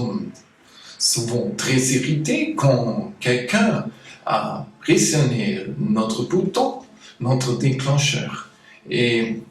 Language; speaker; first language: French; non-native, fluent; German